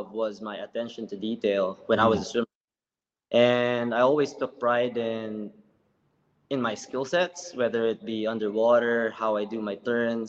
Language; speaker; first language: English; non-native, local second language; Filipino